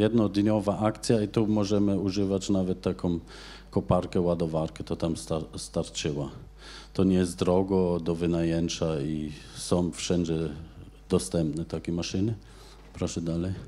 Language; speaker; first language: Polish; non-native, fluent; German